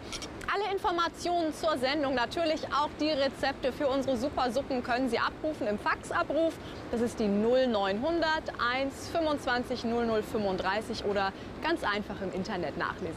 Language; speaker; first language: German; native; German